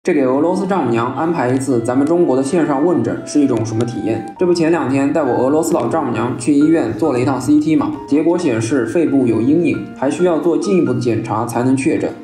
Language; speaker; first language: Chinese; native; Chinese